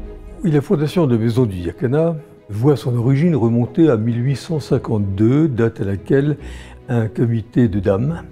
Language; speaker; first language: French; native; French